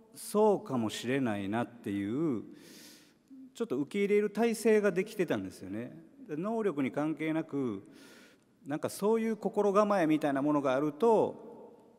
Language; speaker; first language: Japanese; native; Japanese